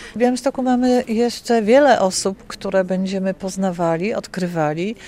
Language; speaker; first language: Polish; native; Polish